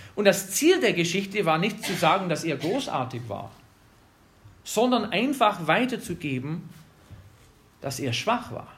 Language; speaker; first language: German; non-native, fluent; English